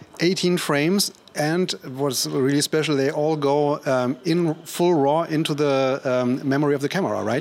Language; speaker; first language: English; non-native, fluent; German